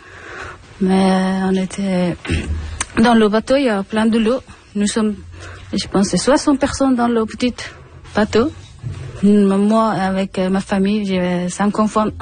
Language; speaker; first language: French; non-native, learner; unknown